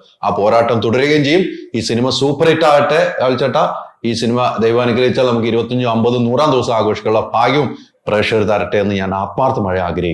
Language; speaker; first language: Malayalam; native; Malayalam